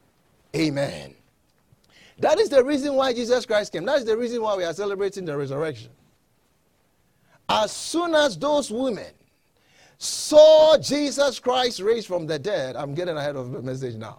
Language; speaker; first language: English; non-native, local second language; Akan